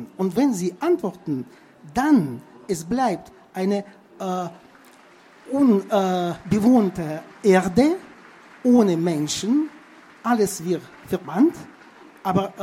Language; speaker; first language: German; non-native, fluent; Russian